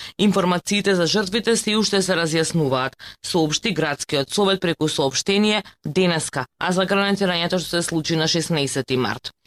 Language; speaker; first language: Macedonian; native; Macedonian